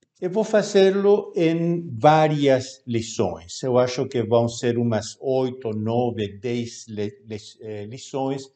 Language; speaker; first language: Portuguese; non-native, fluent; Spanish